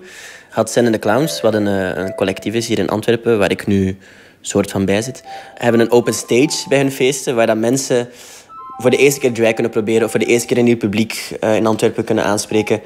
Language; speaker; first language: Dutch; native; Dutch